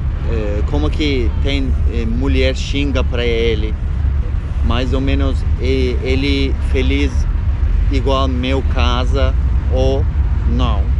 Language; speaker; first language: Portuguese; non-native, learner; Turkish